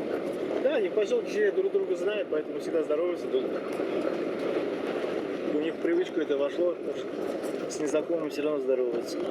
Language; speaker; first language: Russian; native; Russian